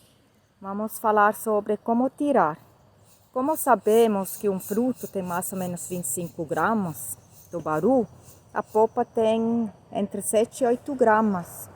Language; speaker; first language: Portuguese; non-native, fluent; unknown